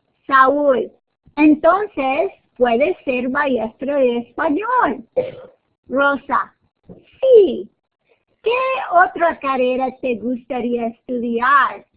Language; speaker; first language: Spanish; non-native, fluent; English